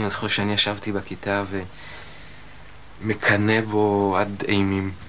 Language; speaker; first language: Hebrew; early bilingual, other home language; Russian